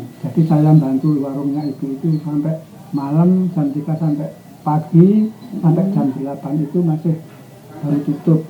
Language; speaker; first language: Indonesian; non-native, local second language; Javanese